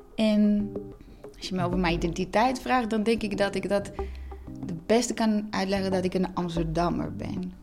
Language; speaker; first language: Dutch; non-native, fluent; Croatian